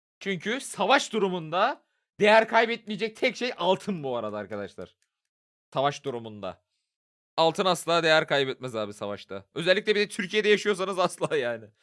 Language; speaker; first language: Turkish; native; Turkish